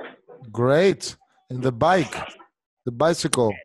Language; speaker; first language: English; non-native, fluent; Spanish